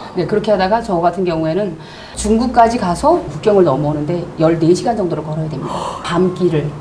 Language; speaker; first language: Korean; native; Korean